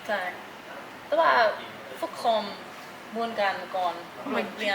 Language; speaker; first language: Thai; non-native, learner; English